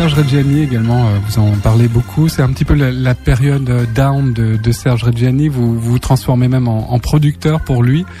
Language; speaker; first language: French; native; French